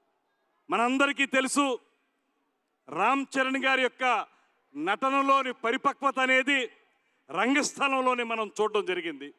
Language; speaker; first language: Telugu; native; Telugu